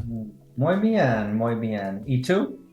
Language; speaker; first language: Spanish; non-native, learner; English